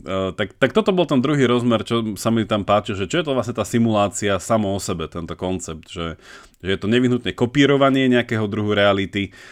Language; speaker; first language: Slovak; native; Slovak